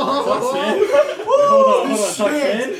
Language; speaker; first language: English; native; English